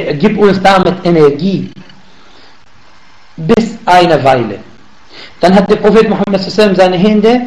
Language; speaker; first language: German; non-native, learner; Arabic